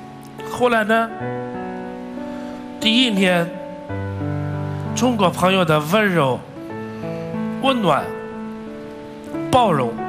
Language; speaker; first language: Chinese; non-native, fluent; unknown